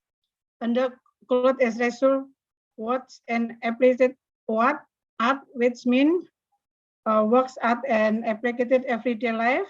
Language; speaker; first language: English; non-native, learner; Indonesian